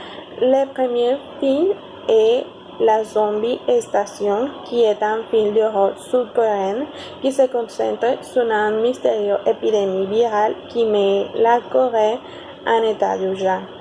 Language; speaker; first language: French; non-native, learner; Spanish